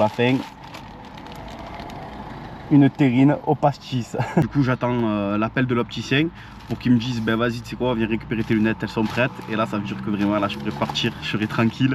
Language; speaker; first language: French; native; French